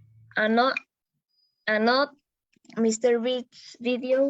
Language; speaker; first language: English; non-native, learner; Spanish